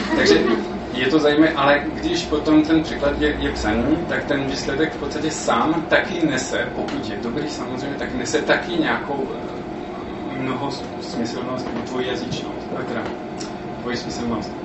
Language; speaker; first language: Czech; non-native, fluent; French